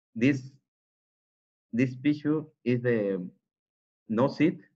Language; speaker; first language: English; non-native, learner; Spanish